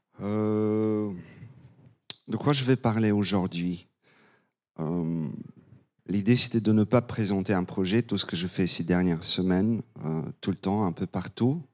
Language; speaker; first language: French; non-native, fluent; Bulgarian